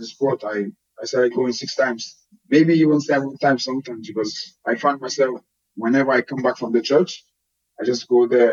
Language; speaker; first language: English; non-native, local second language; Yoruba